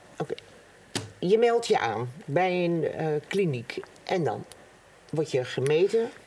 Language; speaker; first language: Dutch; native; Dutch